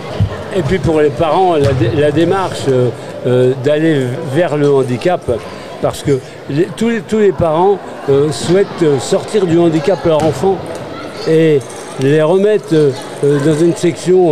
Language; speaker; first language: French; native; French